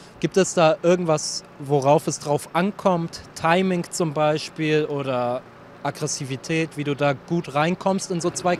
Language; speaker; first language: German; native; German